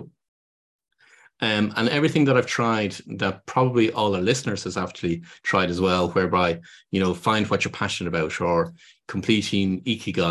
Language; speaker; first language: English; native; English